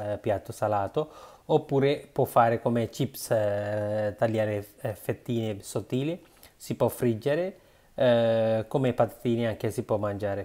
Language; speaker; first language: Italian; non-native, learner; Sinhala